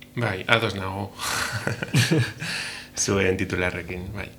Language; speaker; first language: Basque; non-native, learner; Spanish